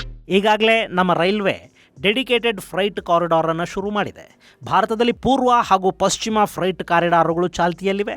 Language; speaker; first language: Kannada; native; Kannada